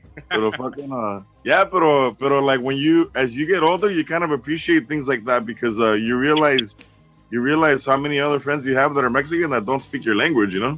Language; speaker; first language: English; early bilingual, other home language; Spanish